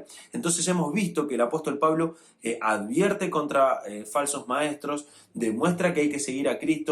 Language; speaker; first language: Spanish; native; Spanish